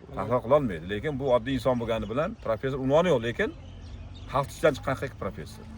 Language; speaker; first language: Uzbek; native; Uzbek